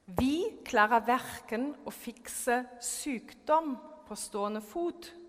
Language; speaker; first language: Norwegian; non-native, fluent; German